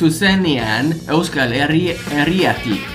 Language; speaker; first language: Basque; non-native, learner; English